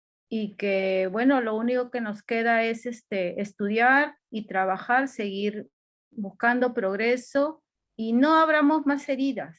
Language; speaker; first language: Spanish; native; Spanish